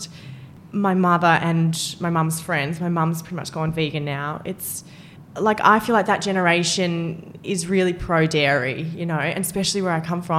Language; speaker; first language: English; native; English